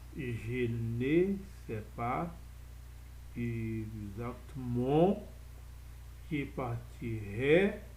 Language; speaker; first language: French; non-native, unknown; Portuguese